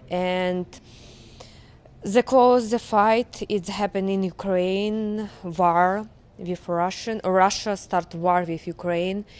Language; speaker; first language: English; non-native, learner; Ukrainian